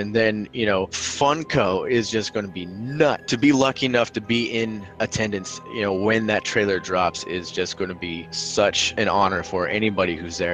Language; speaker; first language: English; native; English